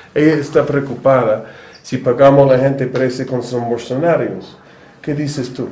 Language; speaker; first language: Spanish; non-native, fluent; English